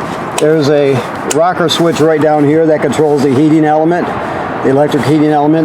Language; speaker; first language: English; native; English